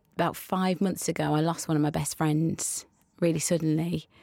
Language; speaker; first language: English; native; English